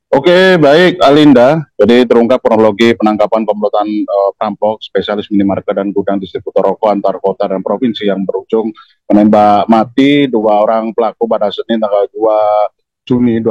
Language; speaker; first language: Indonesian; native; Indonesian